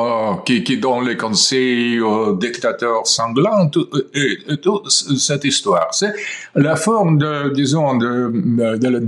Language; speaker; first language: French; non-native, fluent; Russian